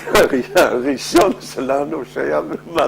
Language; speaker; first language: Hebrew; non-native, fluent; Dutch